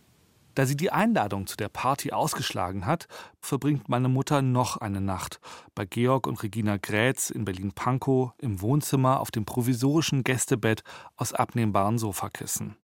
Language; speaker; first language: German; native; German